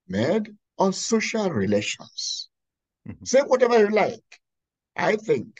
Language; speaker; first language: English; non-native, local second language; Igbo